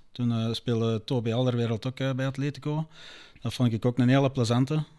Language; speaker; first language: Dutch; native; Dutch